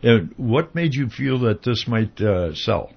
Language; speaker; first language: English; native; English